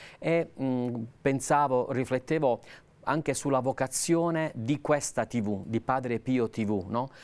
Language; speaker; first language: Italian; native; Italian